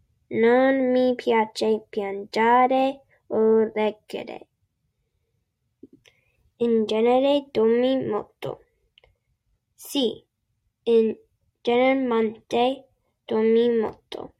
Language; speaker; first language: Italian; non-native, learner; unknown